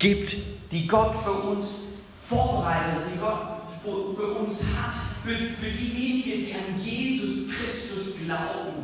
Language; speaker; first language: German; non-native, fluent; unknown